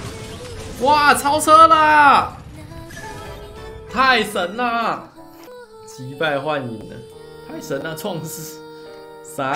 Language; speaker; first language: Chinese; native; Chinese